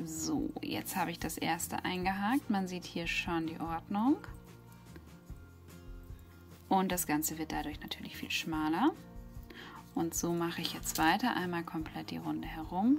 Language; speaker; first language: German; native; German